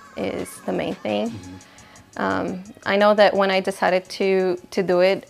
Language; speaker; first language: English; non-native, fluent; Portuguese